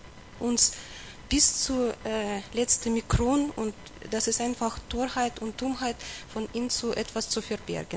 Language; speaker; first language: German; non-native, learner; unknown